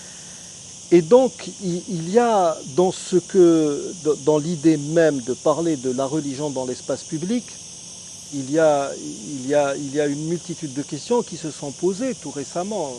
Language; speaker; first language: French; non-native, local second language; Arabic